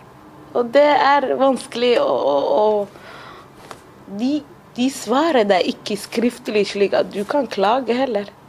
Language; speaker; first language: Norwegian; non-native, fluent; Somali